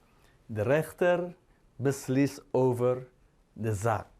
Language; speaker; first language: Dutch; non-native, fluent; Indonesian